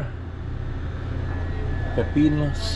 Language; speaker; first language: Spanish; non-native, fluent; English